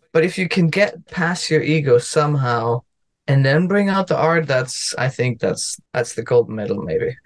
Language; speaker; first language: English; non-native, fluent; German